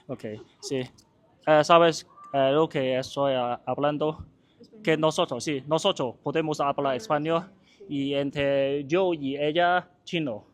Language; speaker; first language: Spanish; non-native, learner; Chinese